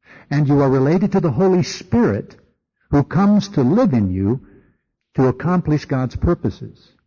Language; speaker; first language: English; native; English